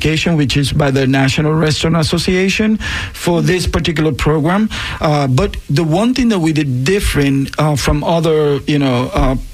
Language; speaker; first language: English; non-native, fluent; Spanish